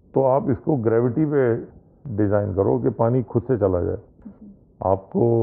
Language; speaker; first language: Hindi; native; Hindi